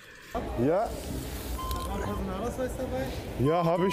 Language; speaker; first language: German; early bilingual, other home language; Russian